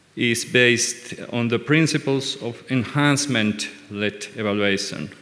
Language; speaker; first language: English; non-native, fluent; Finnish